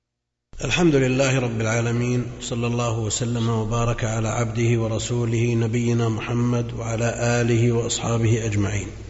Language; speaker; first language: Arabic; native; Arabic